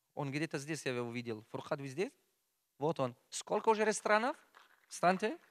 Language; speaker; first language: Russian; non-native, local second language; Tajik